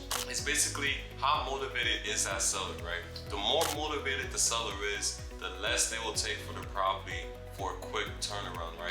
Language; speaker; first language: English; native; English